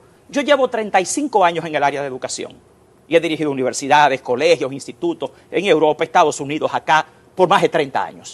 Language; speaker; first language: Spanish; native; Spanish